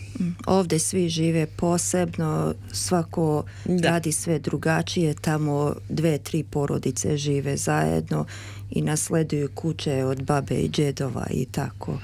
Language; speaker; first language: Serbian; early bilingual, heritage; Serbian